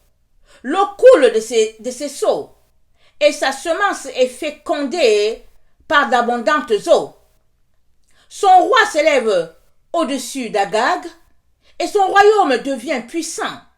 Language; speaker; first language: French; native; French